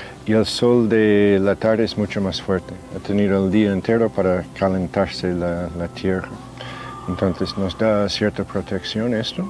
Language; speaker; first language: Spanish; non-native, fluent; English